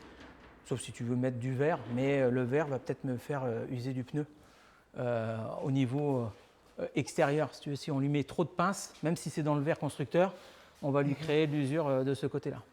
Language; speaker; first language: French; native; French